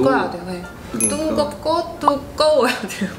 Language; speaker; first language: Korean; non-native, fluent; Italian